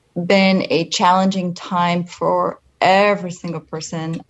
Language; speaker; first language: English; non-native, fluent; Polish